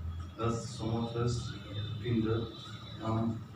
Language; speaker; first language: German; non-native, learner; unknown